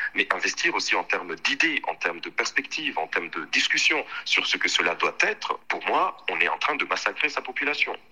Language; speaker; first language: French; non-native, local second language; Swahili